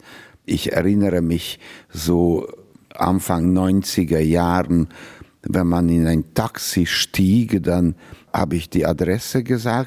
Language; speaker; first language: German; non-native, fluent; Hungarian